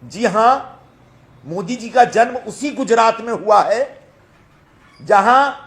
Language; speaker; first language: Hindi; non-native, local second language; Marathi